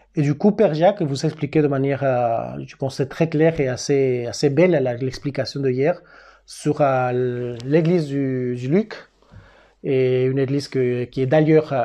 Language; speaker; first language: French; non-native, fluent; Spanish